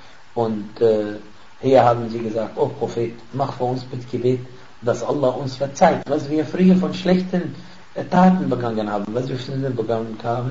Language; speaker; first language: German; non-native, fluent; Arabic